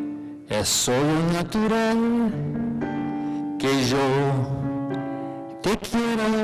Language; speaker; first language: Spanish; non-native, fluent; English